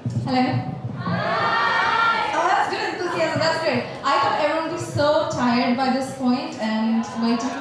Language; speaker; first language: English; native; English